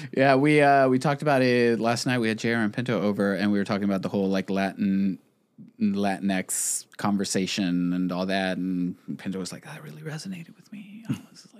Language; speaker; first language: English; native; English